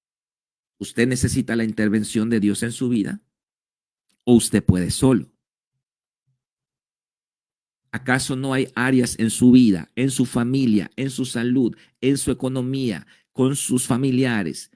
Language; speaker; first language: Spanish; native; Spanish